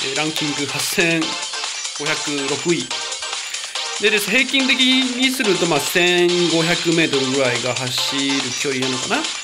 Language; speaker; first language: Japanese; non-native, fluent; Chinese